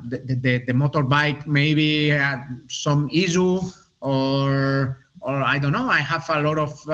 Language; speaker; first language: English; non-native, learner; Spanish